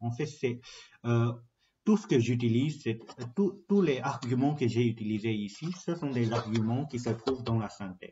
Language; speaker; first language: French; non-native, fluent; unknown